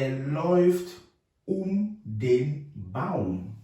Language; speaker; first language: German; non-native, fluent; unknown